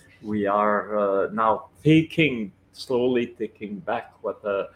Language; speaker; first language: English; non-native, local second language; French